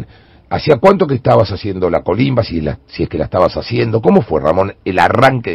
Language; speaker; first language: Spanish; native; Spanish